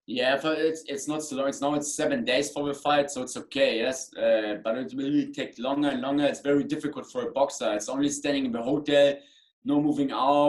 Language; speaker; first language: English; non-native, learner; German